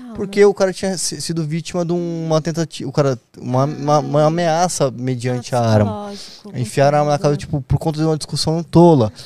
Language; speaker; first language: Portuguese; native; Portuguese